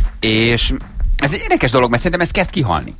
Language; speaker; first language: Hungarian; native; Hungarian